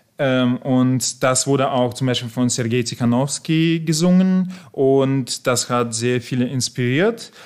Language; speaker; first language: German; non-native, fluent; Russian